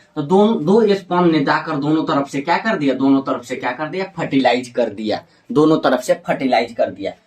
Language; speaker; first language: Hindi; native; Hindi